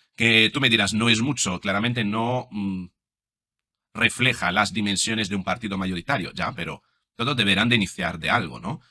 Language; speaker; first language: Spanish; non-native, fluent; Italian